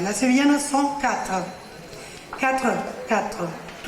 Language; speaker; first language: French; non-native, learner; Spanish